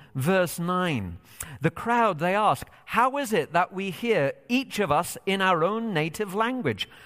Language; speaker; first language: English; native; English